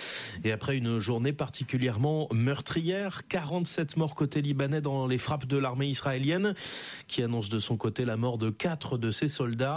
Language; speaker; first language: French; native; French